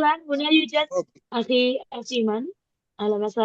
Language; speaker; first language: Arabic; non-native, fluent; Indonesian